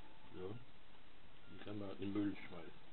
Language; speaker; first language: German; non-native, fluent; Italian